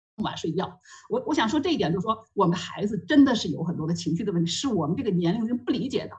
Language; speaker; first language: Chinese; native; Chinese